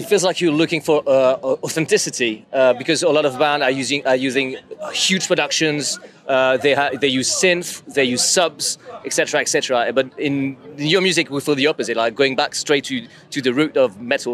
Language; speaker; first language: English; non-native, fluent; French